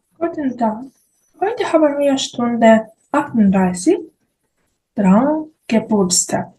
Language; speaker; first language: German; non-native, fluent; Ukrainian